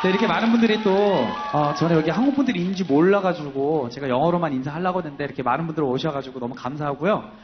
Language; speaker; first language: Korean; early bilingual, heritage; Korean